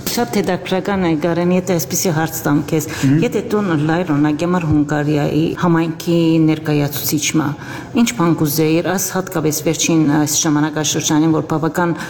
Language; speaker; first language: Armenian; early bilingual, heritage; Armenian